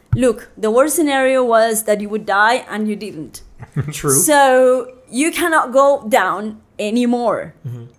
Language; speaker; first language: English; non-native, fluent; Spanish